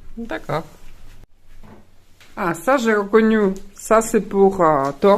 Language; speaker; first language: French; non-native, fluent; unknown